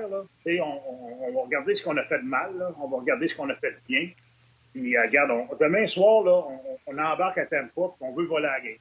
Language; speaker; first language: French; native; French